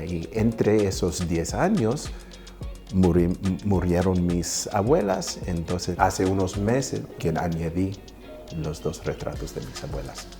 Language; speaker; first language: Spanish; early bilingual, heritage; Spanish